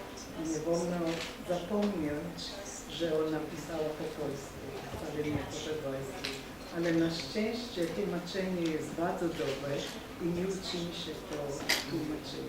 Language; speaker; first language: Polish; non-native, fluent; Hebrew